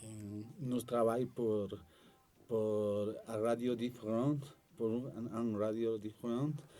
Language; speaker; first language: French; non-native, learner; Spanish